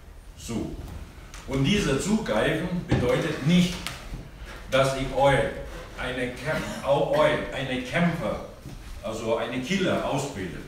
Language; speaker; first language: German; non-native, learner; Thai